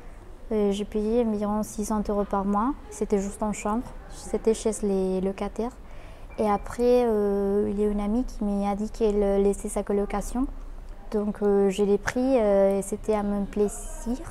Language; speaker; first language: French; non-native, fluent; Spanish